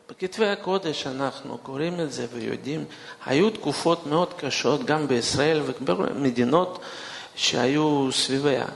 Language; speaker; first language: Hebrew; non-native, fluent; Russian